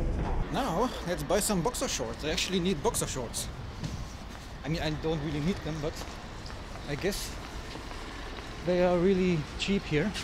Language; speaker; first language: English; non-native, fluent; German